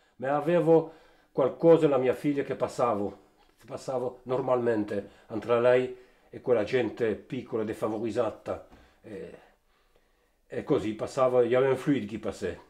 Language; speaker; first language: Italian; early bilingual, heritage; Italian